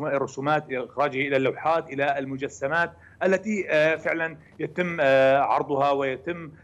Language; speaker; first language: Arabic; native; Arabic